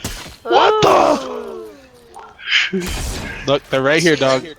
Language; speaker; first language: English; native; English